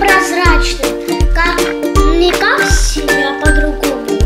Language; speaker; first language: Russian; early bilingual, heritage; Russian